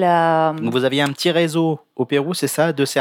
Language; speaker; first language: French; native; French